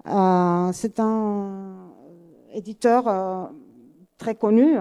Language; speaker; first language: French; non-native, fluent; Greek